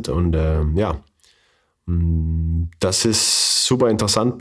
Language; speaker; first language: German; non-native, learner; Faroese